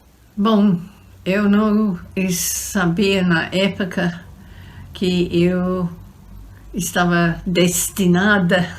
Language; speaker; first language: Portuguese; non-native, fluent; English